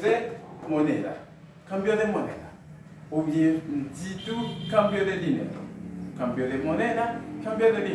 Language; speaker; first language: Spanish; non-native, fluent; Haitian Creole